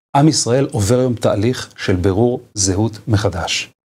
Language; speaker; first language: Hebrew; native; Hebrew